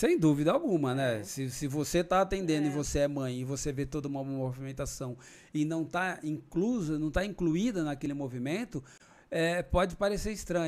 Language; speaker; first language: Portuguese; native; Portuguese